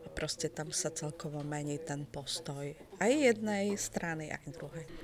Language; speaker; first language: Slovak; non-native, local second language; Romany